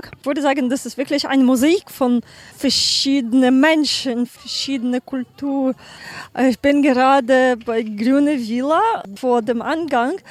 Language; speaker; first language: German; non-native, learner; Ukrainian